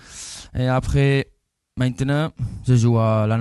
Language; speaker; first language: French; non-native, learner; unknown